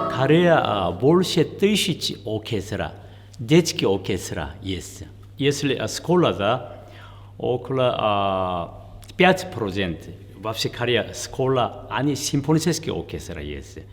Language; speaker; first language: Russian; non-native, learner; Korean